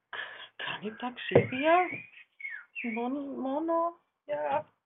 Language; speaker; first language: Greek; non-native, learner; German